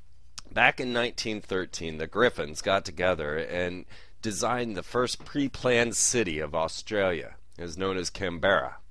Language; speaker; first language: English; native; English